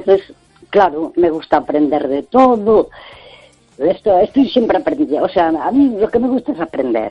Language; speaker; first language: Spanish; native; Spanish